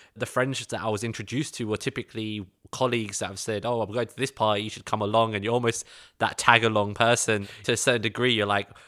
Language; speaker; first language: English; native; English